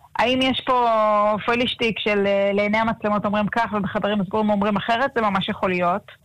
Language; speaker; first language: Hebrew; native; Hebrew